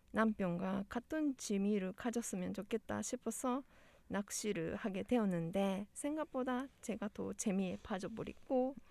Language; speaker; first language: Korean; non-native, fluent; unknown